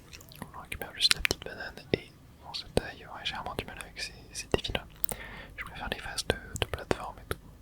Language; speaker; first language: French; native; French